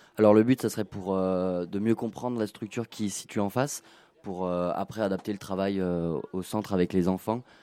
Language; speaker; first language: French; native; French